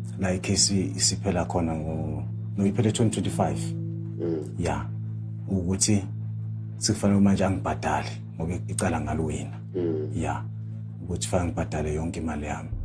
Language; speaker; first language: Zulu; native; Zulu